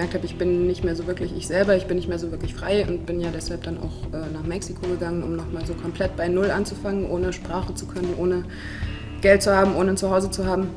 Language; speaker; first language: German; native; German